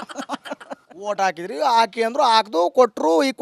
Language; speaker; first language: Kannada; native; Kannada